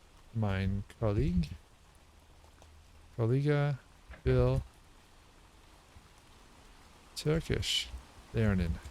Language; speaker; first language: German; non-native, learner; English